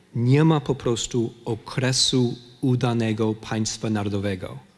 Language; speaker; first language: Polish; non-native, fluent; English